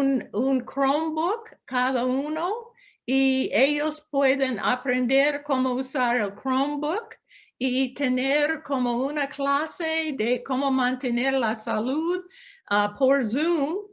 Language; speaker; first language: Spanish; non-native, local second language; English